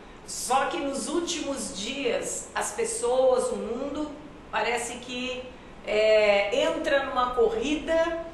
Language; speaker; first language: Portuguese; native; Portuguese